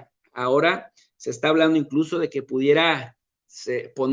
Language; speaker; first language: Spanish; native; Spanish